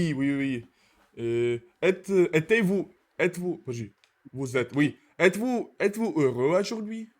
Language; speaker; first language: French; non-native, learner; Russian